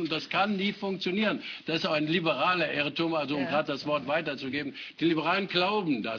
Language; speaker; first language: German; native; German